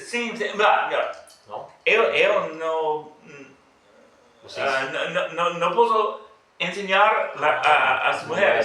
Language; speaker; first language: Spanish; non-native, learner; English